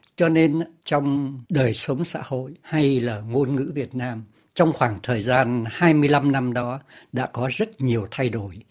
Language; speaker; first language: Vietnamese; native; Vietnamese